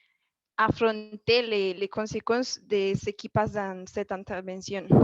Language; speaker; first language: French; non-native, learner; Spanish